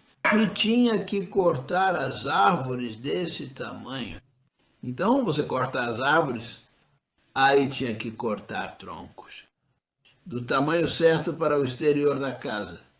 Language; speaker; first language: Portuguese; non-native, fluent; English